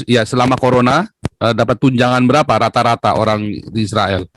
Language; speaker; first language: Indonesian; native; Indonesian